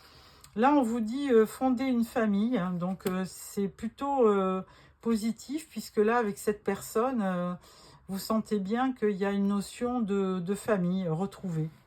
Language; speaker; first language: French; native; French